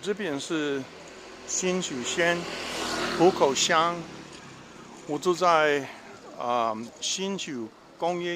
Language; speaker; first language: Chinese; non-native, learner; English